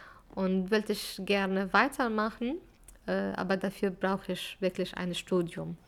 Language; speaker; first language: German; non-native, fluent; Arabic